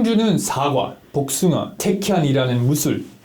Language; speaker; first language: Korean; non-native, learner; English